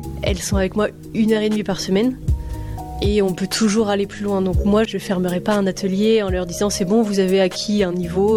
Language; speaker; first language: French; native; French